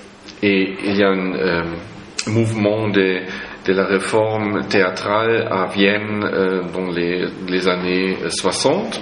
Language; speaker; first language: French; non-native, fluent; German